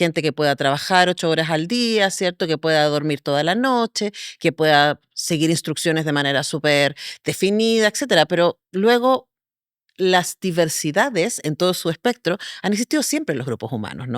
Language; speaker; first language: Spanish; native; Spanish